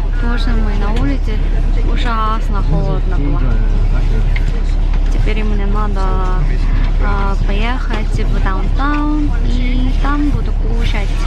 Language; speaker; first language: Russian; non-native, learner; Korean